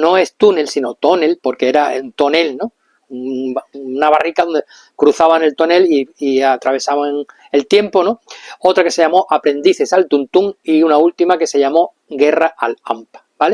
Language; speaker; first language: Spanish; native; Spanish